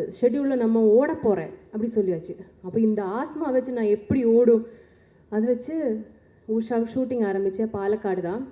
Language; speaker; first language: Tamil; non-native, learner; Malayalam